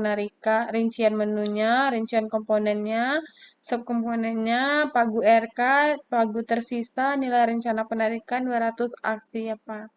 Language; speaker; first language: Indonesian; native; Indonesian